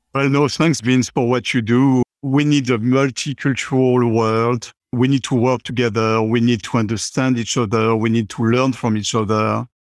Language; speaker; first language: English; non-native, fluent; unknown